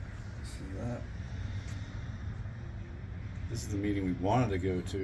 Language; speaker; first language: English; native; English